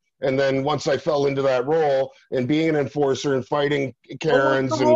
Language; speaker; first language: English; native; English